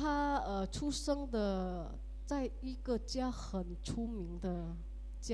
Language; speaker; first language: Chinese; early bilingual, heritage; Indonesian